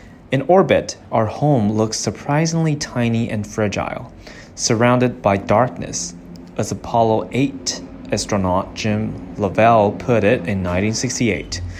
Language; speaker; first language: English; non-native, fluent; Chinese